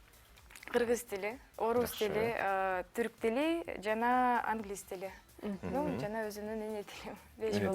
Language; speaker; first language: Kyrgyz; non-native, local second language; Uyghur